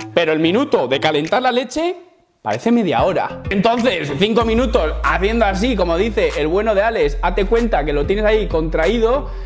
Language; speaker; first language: Spanish; native; Spanish